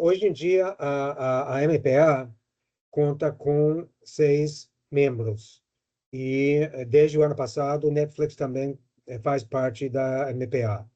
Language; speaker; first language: Portuguese; non-native, fluent; English